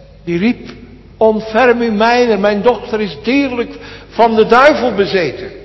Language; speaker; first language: Dutch; native; Dutch